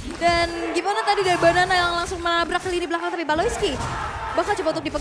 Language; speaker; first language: Indonesian; native; Indonesian